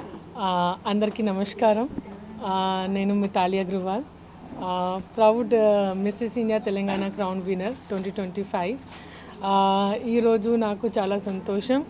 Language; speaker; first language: Telugu; non-native, learner; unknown